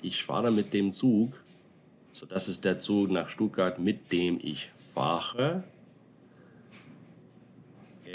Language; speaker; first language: German; non-native, fluent; English